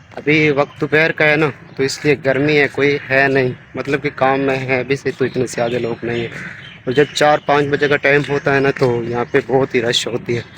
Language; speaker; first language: Urdu; non-native, local second language; Saraiki